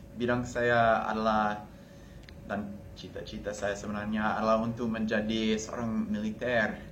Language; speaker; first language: Indonesian; non-native, fluent; English